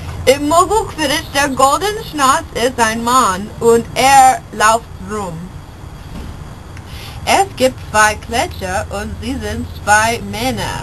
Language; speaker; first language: German; non-native, learner; English